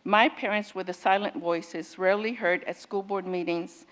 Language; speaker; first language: English; native; English